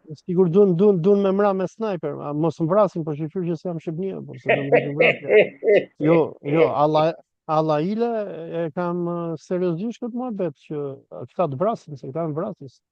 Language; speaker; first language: Albanian; native; Albanian